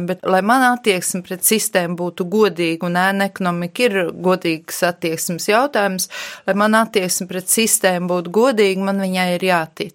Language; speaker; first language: Latvian; native; Latvian